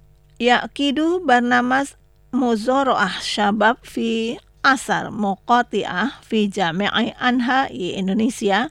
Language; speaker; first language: Arabic; non-native, learner; Indonesian